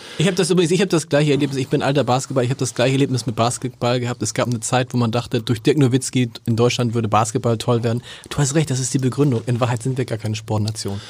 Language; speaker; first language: German; native; German